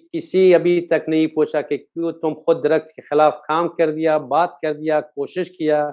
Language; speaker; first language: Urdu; non-native, fluent; Persian